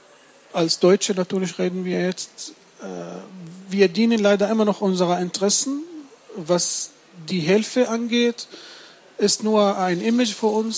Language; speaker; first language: German; non-native, fluent; Arabic